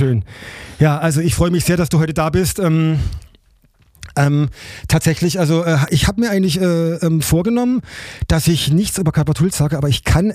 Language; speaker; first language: German; native; German